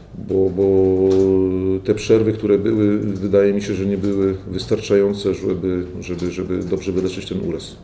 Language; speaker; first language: Polish; native; Polish